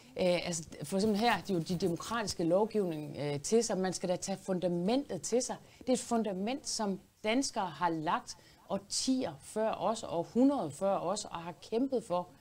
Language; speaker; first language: Danish; native; Danish